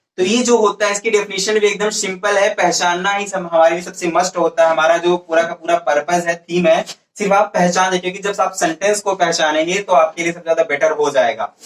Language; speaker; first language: Hindi; native; Hindi